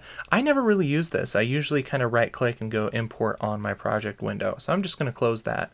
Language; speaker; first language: English; native; English